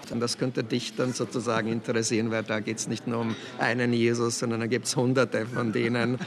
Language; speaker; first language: German; early bilingual, other home language; Czech